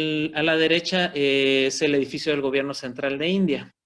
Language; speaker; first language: Spanish; native; Spanish